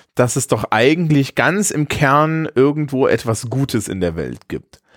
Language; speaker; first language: German; native; German